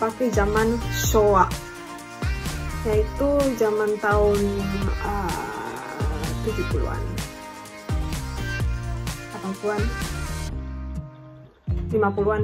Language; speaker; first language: Indonesian; non-native, fluent; Japanese